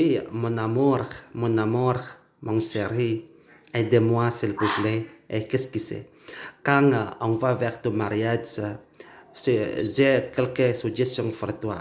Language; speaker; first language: French; non-native, learner; Indonesian